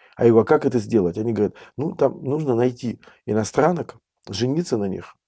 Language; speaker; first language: Russian; native; Russian